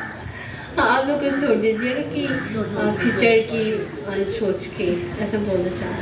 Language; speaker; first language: Hindi; non-native, local second language; Manipuri